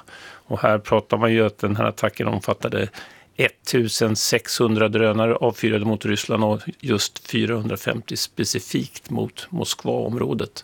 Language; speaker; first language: Swedish; native; Swedish